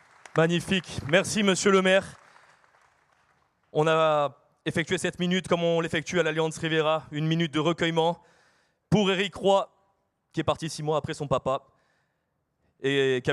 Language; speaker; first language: French; native; French